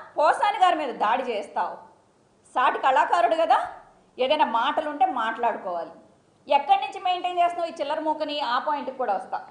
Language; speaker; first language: Telugu; native; Telugu